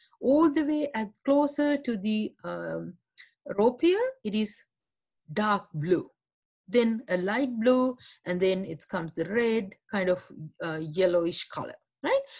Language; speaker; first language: English; non-native, local second language; Sinhala